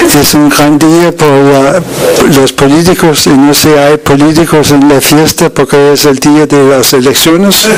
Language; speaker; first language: Spanish; non-native, learner; Danish